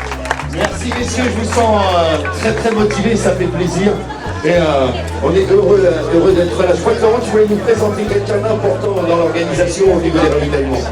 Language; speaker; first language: French; native; French